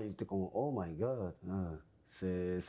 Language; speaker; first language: French; non-native, fluent; Spanish